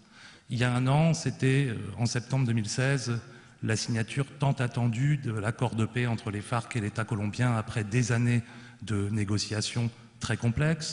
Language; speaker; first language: French; native; French